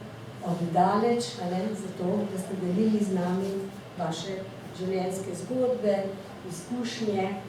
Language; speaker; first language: Slovenian; native; Slovenian